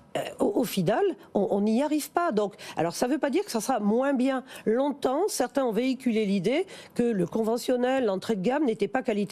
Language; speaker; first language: French; native; French